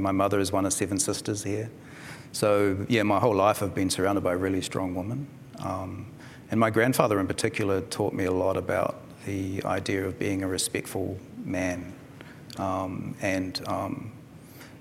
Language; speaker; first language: English; native; English